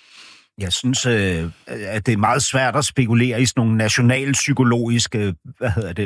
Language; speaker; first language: Swedish; non-native, learner; Danish